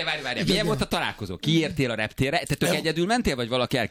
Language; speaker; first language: Hungarian; native; Hungarian